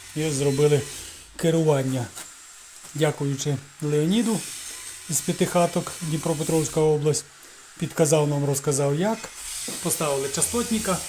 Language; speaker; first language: Ukrainian; native; Ukrainian